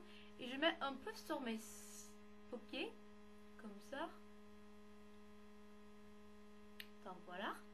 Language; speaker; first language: French; non-native, learner; English